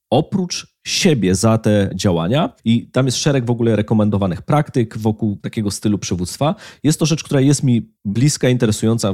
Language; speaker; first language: Polish; native; Polish